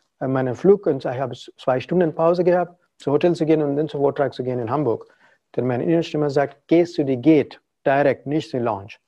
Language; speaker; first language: German; non-native, fluent; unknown